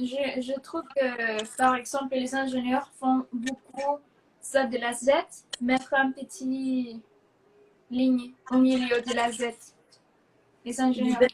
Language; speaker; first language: French; non-native, fluent; Spanish